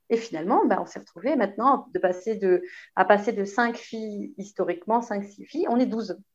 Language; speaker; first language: French; native; French